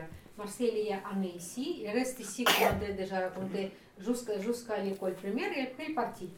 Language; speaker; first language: French; non-native, fluent; Russian